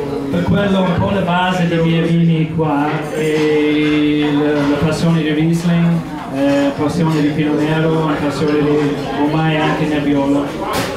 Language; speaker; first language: Italian; non-native, fluent; English